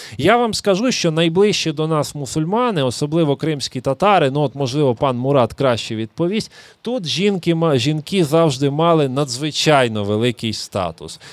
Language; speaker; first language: Ukrainian; native; Ukrainian